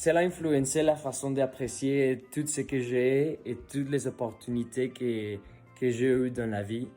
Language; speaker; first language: French; non-native, learner; Spanish